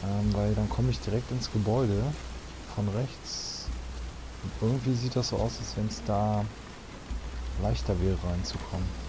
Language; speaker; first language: German; native; German